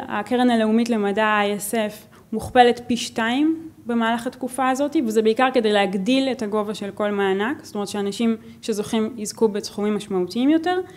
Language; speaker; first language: Hebrew; native; Hebrew